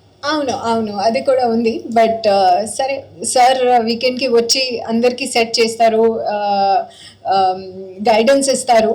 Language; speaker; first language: Telugu; non-native, learner; Hindi